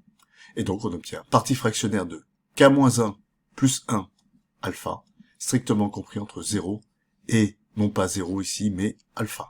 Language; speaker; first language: French; native; French